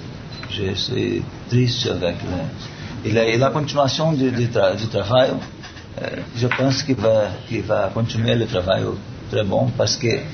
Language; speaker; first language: French; non-native, learner; Portuguese